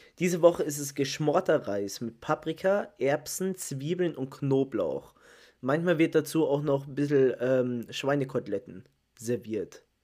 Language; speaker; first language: German; early bilingual, other home language; Italian